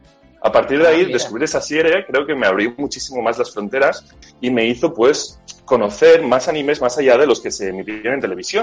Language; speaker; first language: Spanish; native; Spanish